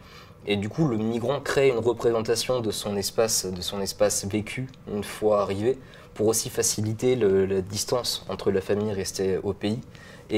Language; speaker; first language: French; native; French